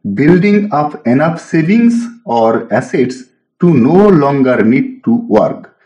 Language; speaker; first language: English; non-native, local second language; Bangla